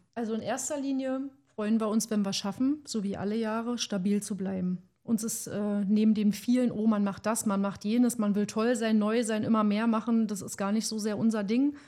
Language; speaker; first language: German; native; German